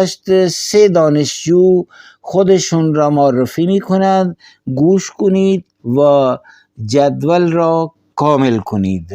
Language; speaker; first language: Persian; non-native, fluent; Urdu